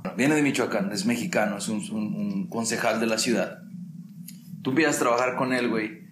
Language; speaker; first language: Spanish; early bilingual, heritage; Spanish